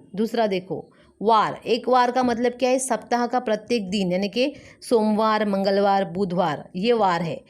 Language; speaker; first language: Hindi; non-native, local second language; Marathi